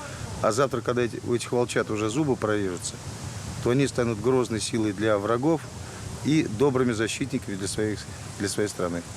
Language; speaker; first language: Russian; native; Russian